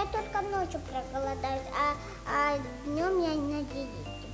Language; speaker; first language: Russian; non-native, learner; Tajik